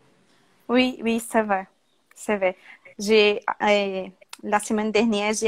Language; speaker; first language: French; non-native, learner; Portuguese